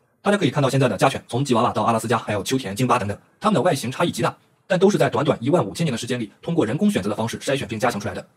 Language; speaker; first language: Chinese; native; Chinese